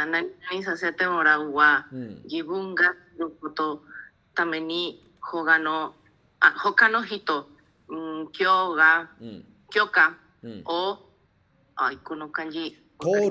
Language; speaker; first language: Japanese; non-native, learner; Spanish